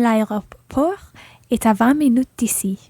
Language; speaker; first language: French; non-native, learner; English